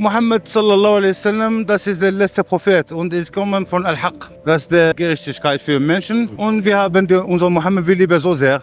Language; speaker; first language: German; non-native, learner; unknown